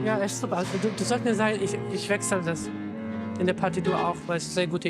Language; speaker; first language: German; non-native, fluent; Armenian